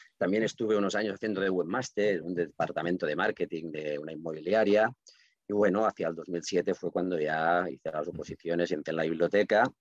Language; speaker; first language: Spanish; non-native, local second language; Catalan